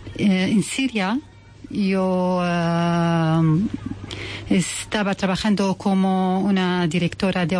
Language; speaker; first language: Spanish; non-native, learner; Arabic